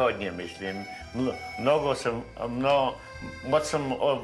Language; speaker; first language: Czech; non-native, learner; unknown